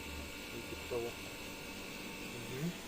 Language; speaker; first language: Russian; native; Russian